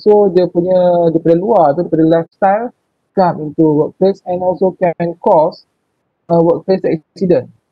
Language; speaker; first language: English; non-native, local second language; Malay